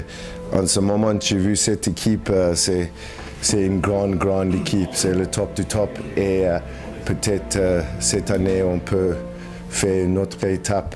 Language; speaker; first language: French; non-native, learner; English